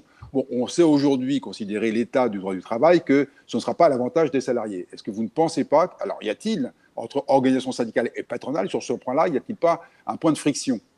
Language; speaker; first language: French; native; French